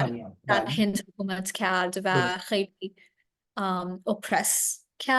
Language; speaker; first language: Persian; non-native, learner; English